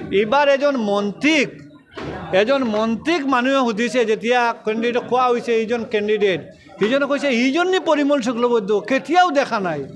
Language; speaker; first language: Assamese; non-native, local second language; Bangla